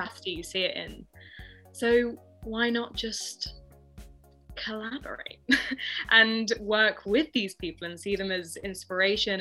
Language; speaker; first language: English; native; English